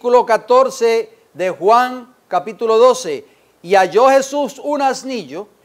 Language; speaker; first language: Spanish; native; Spanish